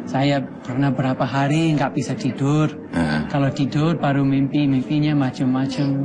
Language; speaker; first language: Indonesian; non-native, fluent; English